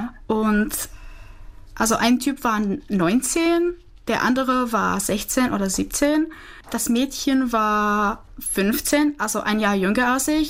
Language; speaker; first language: German; non-native, fluent; Czech